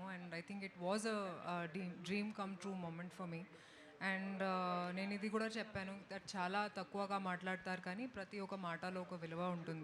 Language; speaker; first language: Telugu; non-native, fluent; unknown